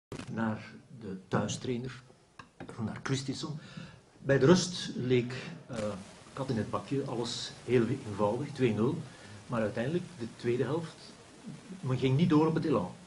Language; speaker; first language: Dutch; native; Dutch